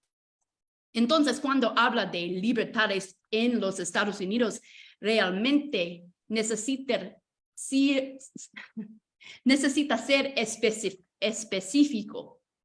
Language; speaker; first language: Spanish; non-native, fluent; English